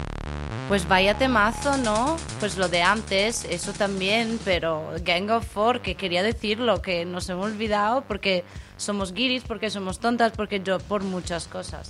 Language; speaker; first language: Spanish; non-native, fluent; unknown